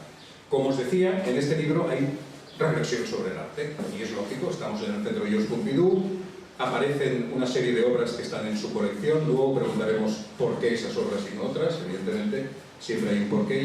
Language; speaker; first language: Spanish; native; Spanish